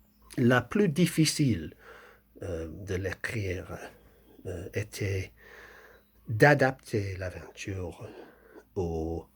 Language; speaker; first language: French; non-native, fluent; English